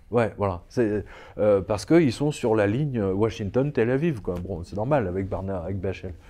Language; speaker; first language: French; early bilingual, other home language; Serbian